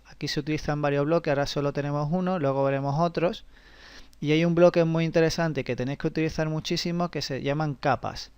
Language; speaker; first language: Spanish; native; Spanish